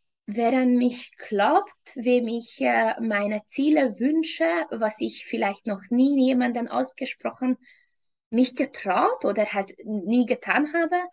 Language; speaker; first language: German; non-native, fluent; Hungarian